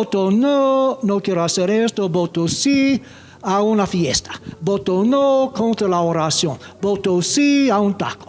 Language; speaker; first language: Spanish; non-native, fluent; English